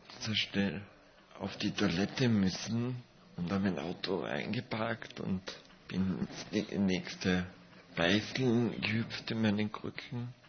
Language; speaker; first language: German; native; German